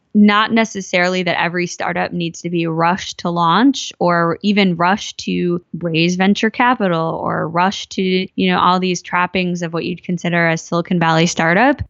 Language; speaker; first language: English; native; English